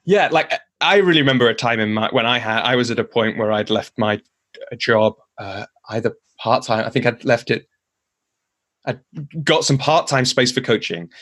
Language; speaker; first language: English; native; English